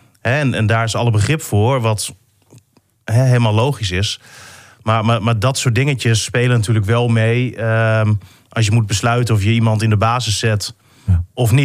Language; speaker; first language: Dutch; native; Dutch